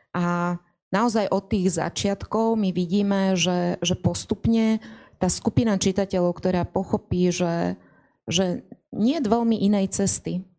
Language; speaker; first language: Slovak; native; Slovak